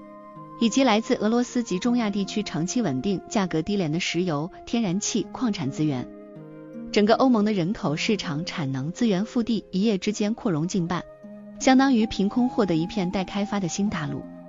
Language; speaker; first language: Chinese; native; Chinese